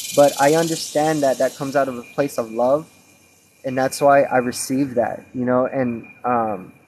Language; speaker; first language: English; native; English